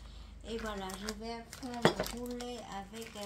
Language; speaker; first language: French; non-native, fluent; Vietnamese